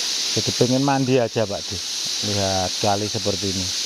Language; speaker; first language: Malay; non-native, local second language; Javanese